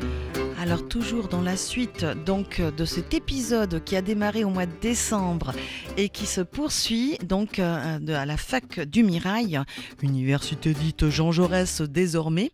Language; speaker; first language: French; native; French